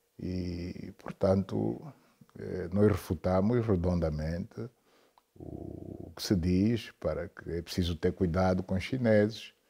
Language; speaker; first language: Portuguese; native; Portuguese